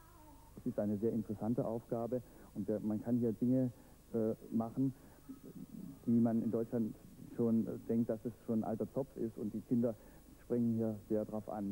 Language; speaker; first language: German; native; German